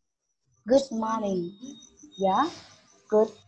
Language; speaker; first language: English; non-native, learner; Vietnamese